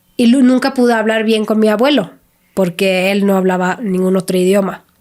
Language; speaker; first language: Spanish; non-native, fluent; Swedish